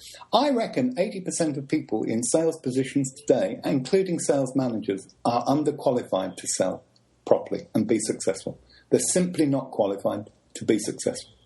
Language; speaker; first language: English; native; English